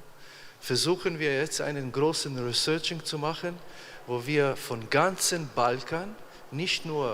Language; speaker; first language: German; non-native, fluent; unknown